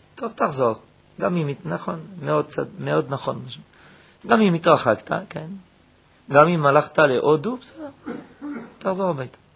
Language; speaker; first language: Hebrew; native; Hebrew